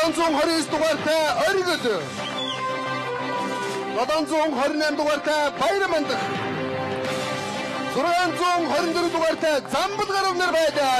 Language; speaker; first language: Mongolian; native; Mongolian